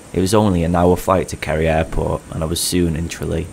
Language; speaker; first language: English; native; English